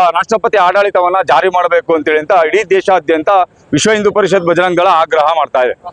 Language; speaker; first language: Kannada; native; Kannada